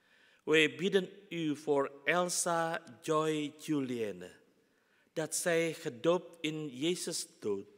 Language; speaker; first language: Dutch; non-native, fluent; Indonesian